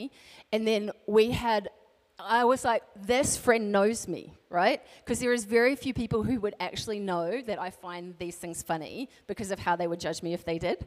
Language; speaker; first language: English; native; English